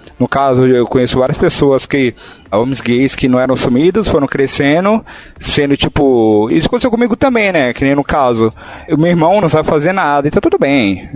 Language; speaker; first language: Portuguese; native; Portuguese